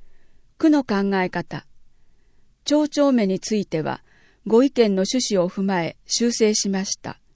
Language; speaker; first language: Japanese; native; Japanese